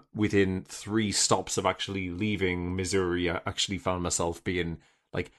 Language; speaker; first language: English; native; English